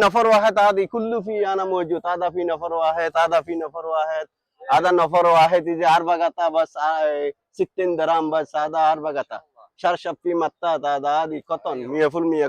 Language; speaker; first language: Arabic; non-native, learner; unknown